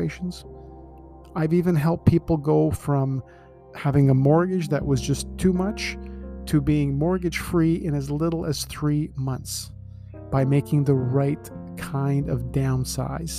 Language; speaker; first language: English; native; English